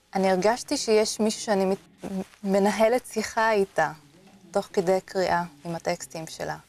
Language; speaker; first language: Hebrew; non-native, local second language; Arabic